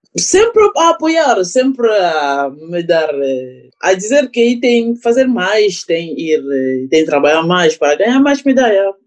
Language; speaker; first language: Portuguese; non-native, learner; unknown